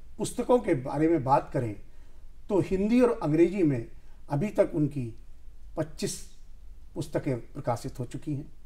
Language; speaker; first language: Hindi; native; Hindi